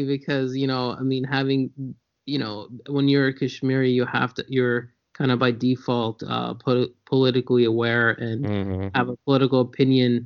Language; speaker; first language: English; native; English